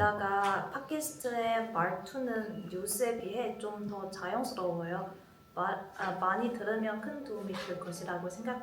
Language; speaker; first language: Korean; non-native, learner; Chinese